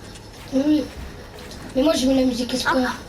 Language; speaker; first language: French; native; French